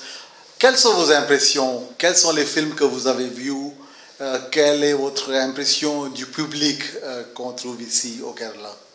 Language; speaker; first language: French; non-native, fluent; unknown